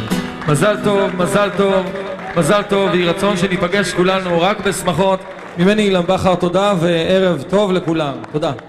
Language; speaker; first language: Hebrew; native; Hebrew